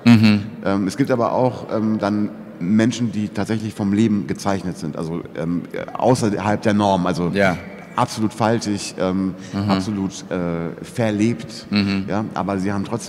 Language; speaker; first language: German; native; German